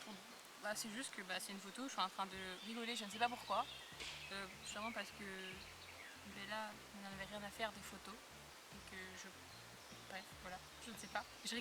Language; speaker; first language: French; native; French